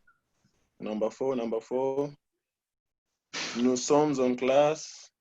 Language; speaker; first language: French; non-native, fluent; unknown